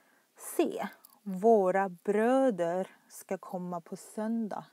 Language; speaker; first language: Swedish; non-native, fluent; Thai